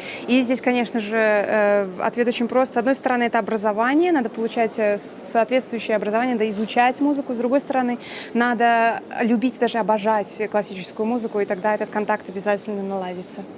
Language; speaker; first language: Russian; native; Russian